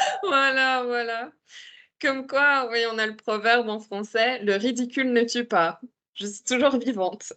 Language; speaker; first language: French; native; French